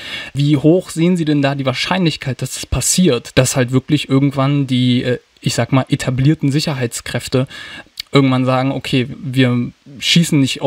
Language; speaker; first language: German; native; German